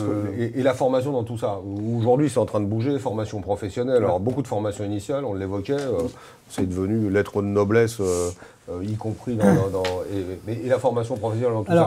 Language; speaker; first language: French; native; French